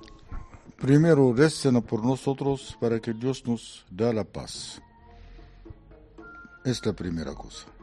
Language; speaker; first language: Spanish; non-native, fluent; Arabic